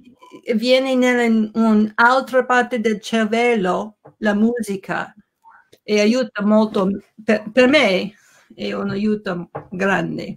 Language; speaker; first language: Italian; non-native, learner; English